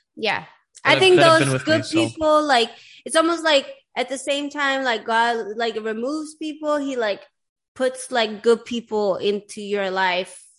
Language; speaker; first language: English; non-native, fluent; Swedish